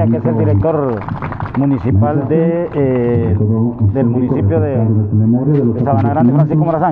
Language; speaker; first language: Spanish; native; Spanish